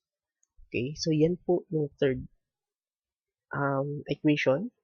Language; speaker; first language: Filipino; native; Filipino